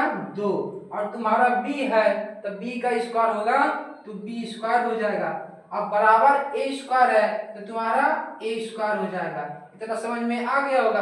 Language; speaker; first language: Hindi; native; Hindi